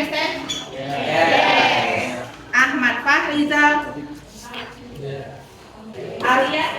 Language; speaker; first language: English; non-native, fluent; Indonesian